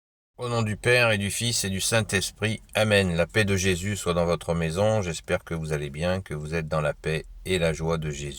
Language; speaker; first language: French; native; French